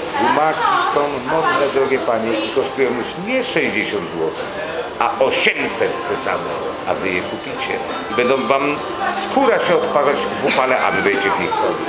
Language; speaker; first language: Polish; native; Polish